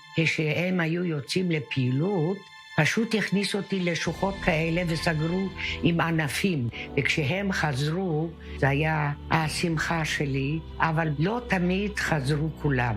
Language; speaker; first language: Hebrew; early bilingual, other home language; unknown